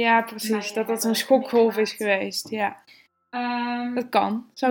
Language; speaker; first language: Dutch; native; Dutch